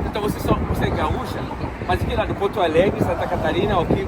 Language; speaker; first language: Portuguese; non-native, fluent; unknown